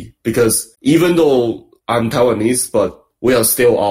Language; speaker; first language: English; non-native, fluent; Chinese